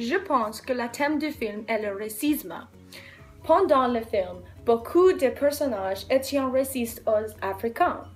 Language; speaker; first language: French; non-native, learner; English